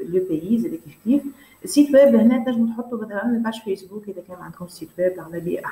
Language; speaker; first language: French; non-native, local second language; Arabic